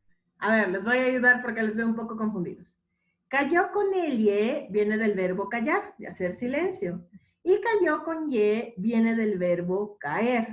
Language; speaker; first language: Spanish; native; Spanish